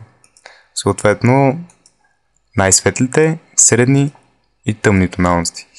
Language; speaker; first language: Bulgarian; native; Bulgarian